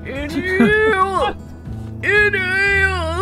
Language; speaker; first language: English; native; English